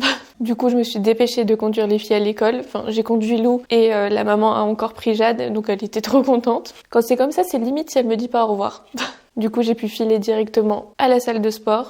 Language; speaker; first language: French; native; French